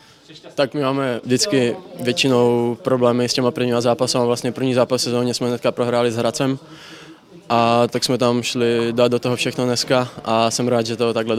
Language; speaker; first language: Czech; native; Czech